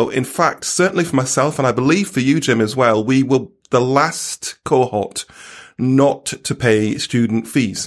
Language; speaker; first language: English; native; English